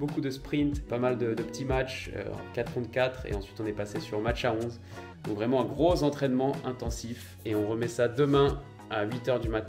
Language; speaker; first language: French; native; French